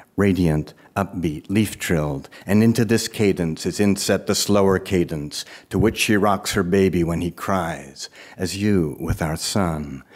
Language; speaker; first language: English; native; English